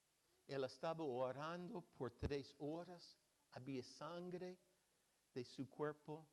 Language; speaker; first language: Spanish; non-native, fluent; English